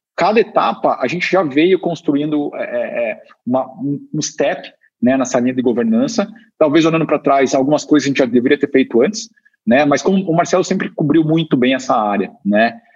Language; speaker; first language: Portuguese; native; Portuguese